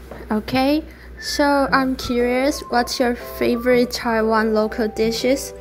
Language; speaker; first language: English; non-native, fluent; Chinese